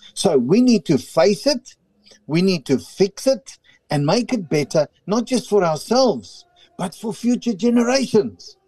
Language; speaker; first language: English; non-native, local second language; Afrikaans